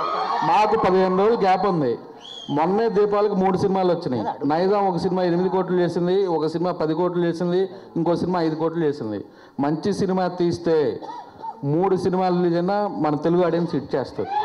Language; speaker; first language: Telugu; native; Telugu